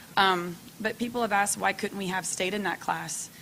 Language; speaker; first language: English; native; English